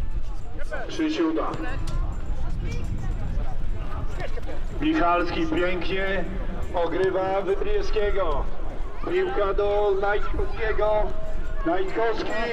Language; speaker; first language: Polish; native; Polish